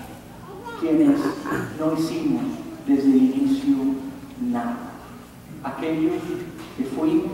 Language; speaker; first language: Spanish; native; Spanish